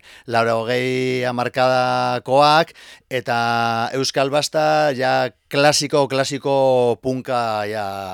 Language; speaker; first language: Basque; non-native, local second language; Spanish